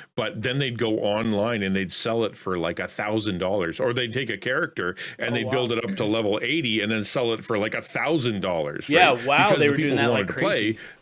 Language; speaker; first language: English; native; English